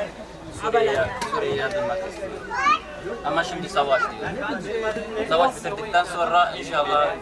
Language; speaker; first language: Turkish; non-native, learner; Arabic